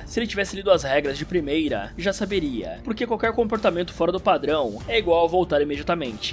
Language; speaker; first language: Portuguese; native; Portuguese